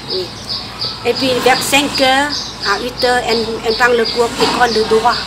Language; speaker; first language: French; non-native, local second language; Vietnamese